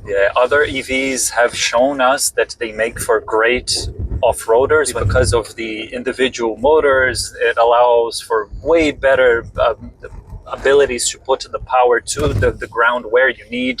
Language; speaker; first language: English; native; English